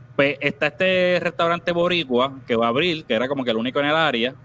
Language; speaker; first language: Spanish; native; Spanish